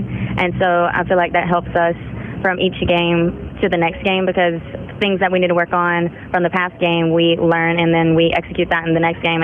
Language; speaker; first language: English; native; English